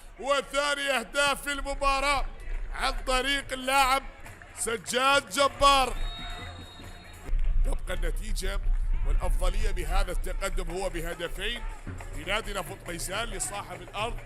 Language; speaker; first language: Arabic; native; Arabic